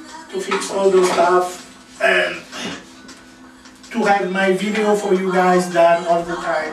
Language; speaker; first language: English; non-native, fluent; Lingala